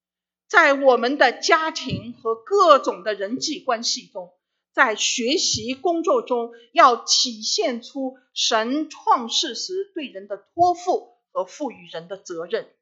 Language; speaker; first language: Chinese; native; Chinese